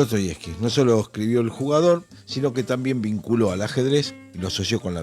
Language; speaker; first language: Spanish; native; Spanish